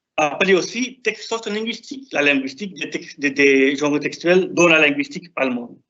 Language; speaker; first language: French; non-native, fluent; German